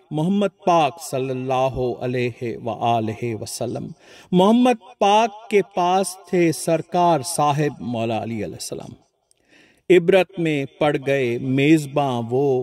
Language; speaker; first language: Urdu; non-native, local second language; Sindhi